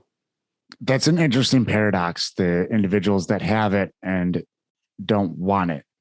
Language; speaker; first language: English; native; English